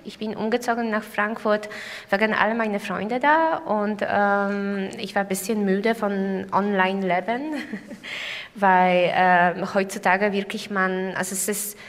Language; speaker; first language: German; non-native, fluent; Polish